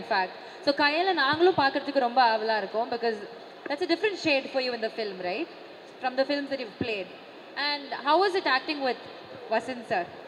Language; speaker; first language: Tamil; native; Tamil